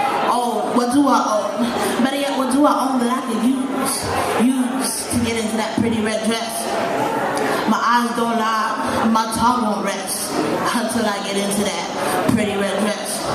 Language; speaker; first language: English; native; English